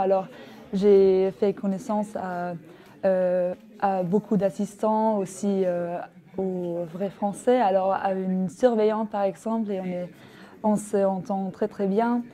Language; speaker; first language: French; non-native, fluent; German